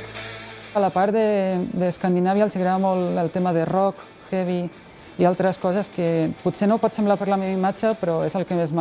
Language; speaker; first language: Catalan; native; Catalan